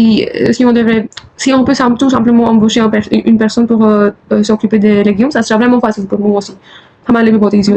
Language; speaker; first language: French; non-native, fluent; Hindi